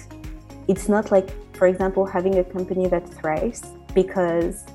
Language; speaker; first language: English; non-native, fluent; French